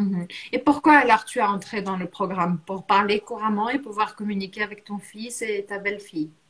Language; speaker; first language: French; non-native, fluent; Portuguese